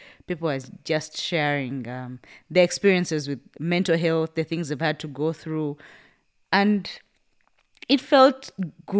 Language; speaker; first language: English; non-native, local second language; Ganda